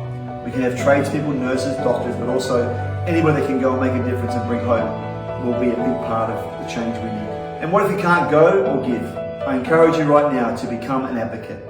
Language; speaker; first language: English; native; English